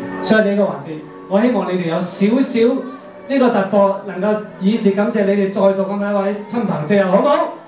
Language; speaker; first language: Cantonese; native; Cantonese